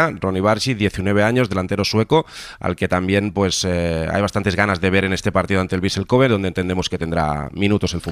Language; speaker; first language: Spanish; native; Spanish